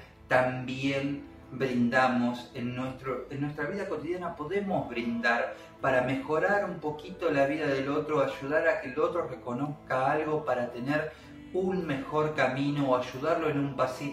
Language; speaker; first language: Spanish; native; Spanish